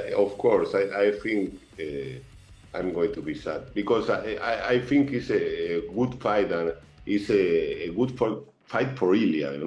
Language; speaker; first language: English; non-native, learner; Spanish